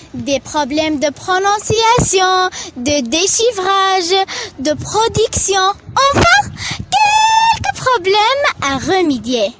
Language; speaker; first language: French; non-native, learner; Arabic